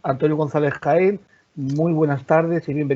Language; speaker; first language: Spanish; native; Spanish